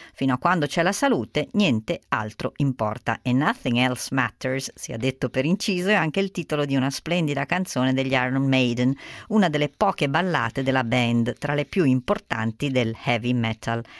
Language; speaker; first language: Italian; native; Italian